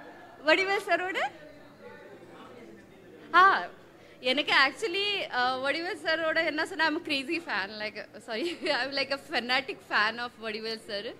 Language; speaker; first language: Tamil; non-native, learner; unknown